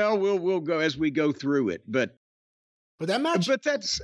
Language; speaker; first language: English; native; English